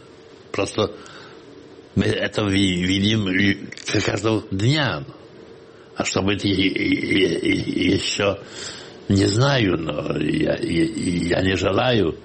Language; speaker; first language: Russian; non-native, fluent; Polish